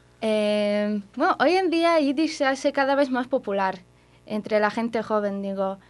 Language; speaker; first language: Spanish; non-native, fluent; Polish